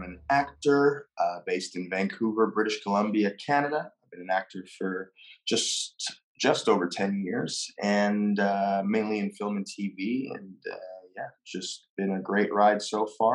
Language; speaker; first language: English; non-native, fluent; French